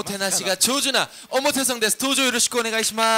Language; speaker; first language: Japanese; non-native, learner; Korean